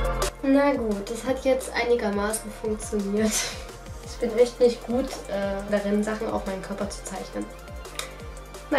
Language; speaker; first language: German; native; German